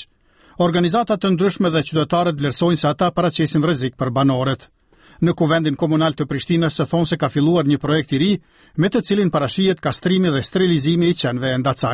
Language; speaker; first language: Albanian; native; Albanian